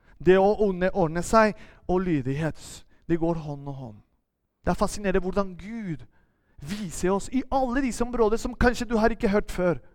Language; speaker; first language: Norwegian; non-native, fluent; Spanish